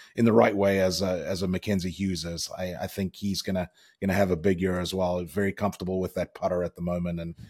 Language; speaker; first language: English; native; English